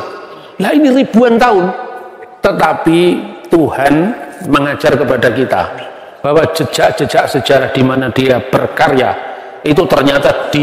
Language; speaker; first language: Indonesian; native; Indonesian